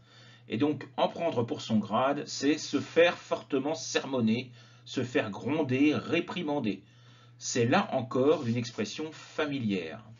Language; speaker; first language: French; native; French